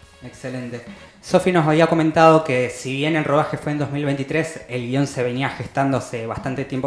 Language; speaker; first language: Spanish; native; Spanish